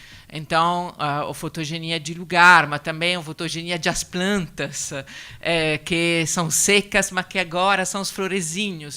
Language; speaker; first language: Portuguese; non-native, learner; Italian